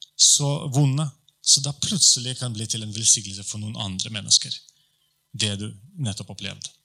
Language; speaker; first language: Norwegian; non-native, fluent; Polish